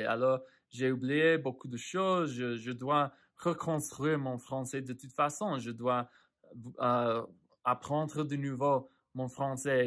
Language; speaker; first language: French; non-native, fluent; English